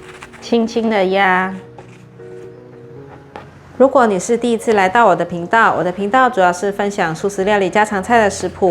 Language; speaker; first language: Chinese; native; Chinese